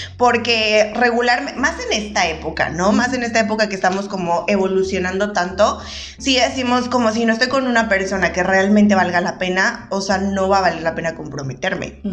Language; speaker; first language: Spanish; native; Spanish